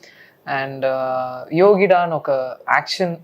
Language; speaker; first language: Telugu; non-native, local second language; Tamil